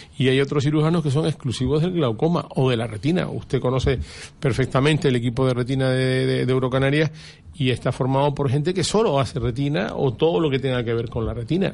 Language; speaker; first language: Spanish; native; Spanish